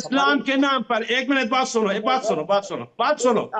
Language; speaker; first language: Hindi; non-native, fluent; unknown